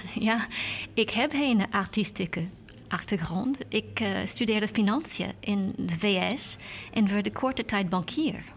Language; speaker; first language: Dutch; non-native, learner; English